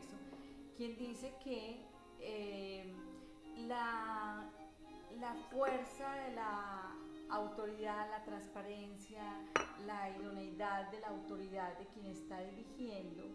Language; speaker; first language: Spanish; native; Spanish